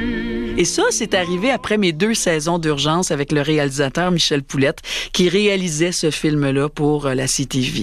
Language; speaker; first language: French; native; French